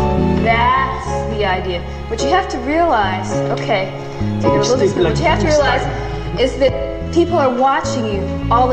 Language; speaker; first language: English; native; English